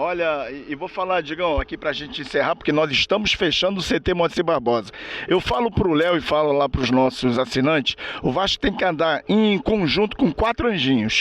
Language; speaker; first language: Portuguese; native; Portuguese